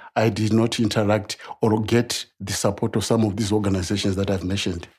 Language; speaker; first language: English; non-native, local second language; Shona